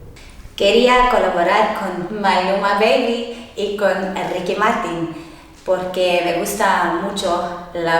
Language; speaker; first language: Spanish; non-native, learner; French